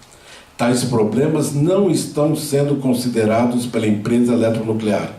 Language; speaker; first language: Portuguese; native; Portuguese